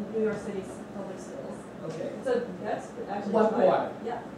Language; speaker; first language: English; native; English